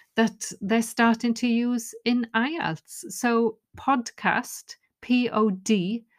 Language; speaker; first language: English; non-native, local second language; Welsh